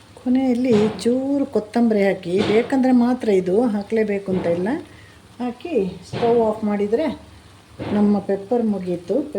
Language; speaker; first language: Kannada; non-native, local second language; Malayalam